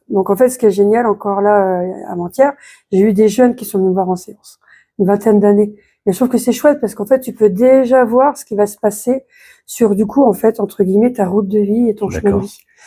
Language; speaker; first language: French; native; French